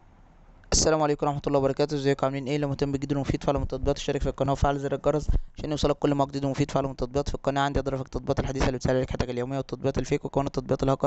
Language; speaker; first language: Arabic; native; Arabic